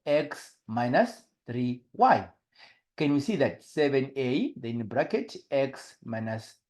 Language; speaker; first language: English; non-native, local second language; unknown